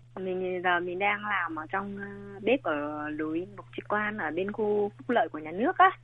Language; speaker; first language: Vietnamese; native; Vietnamese